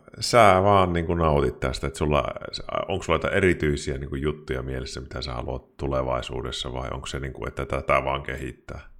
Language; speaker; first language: Finnish; native; Finnish